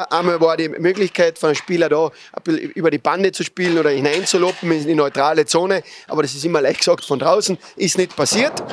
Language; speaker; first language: German; native; German